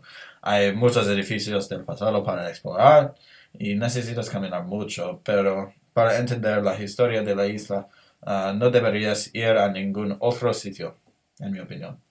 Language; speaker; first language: Spanish; non-native, learner; English